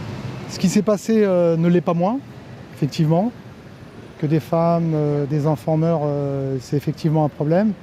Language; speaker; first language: French; native; French